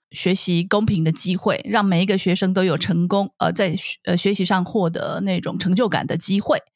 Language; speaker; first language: Chinese; native; Chinese